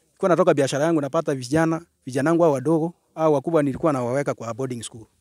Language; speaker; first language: Swahili; non-native, local second language; Gusii